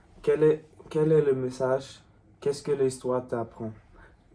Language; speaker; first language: French; non-native, learner; Swedish